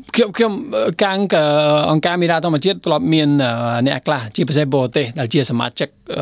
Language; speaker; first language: Khmer; non-native, fluent; Spanish